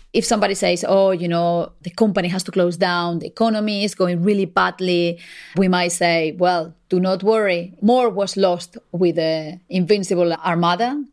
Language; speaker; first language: English; non-native, fluent; Spanish